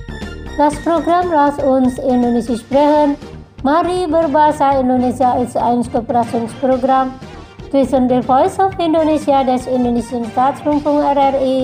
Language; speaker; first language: German; non-native, fluent; Indonesian